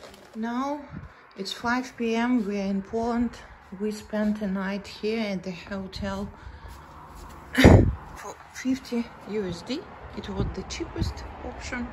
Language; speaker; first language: English; non-native, fluent; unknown